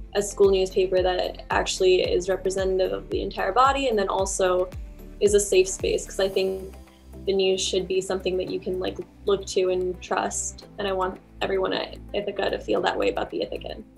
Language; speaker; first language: English; native; English